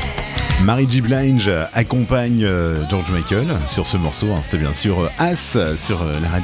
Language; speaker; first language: French; native; French